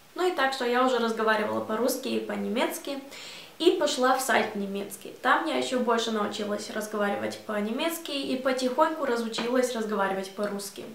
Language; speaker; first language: Russian; early bilingual, heritage; Russian